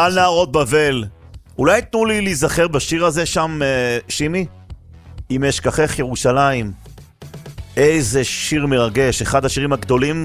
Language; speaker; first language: Hebrew; native; Hebrew